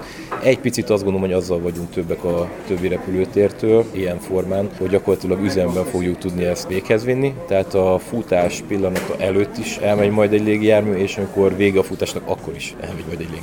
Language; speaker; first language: Hungarian; native; Hungarian